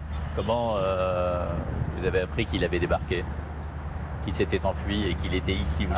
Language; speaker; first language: French; native; French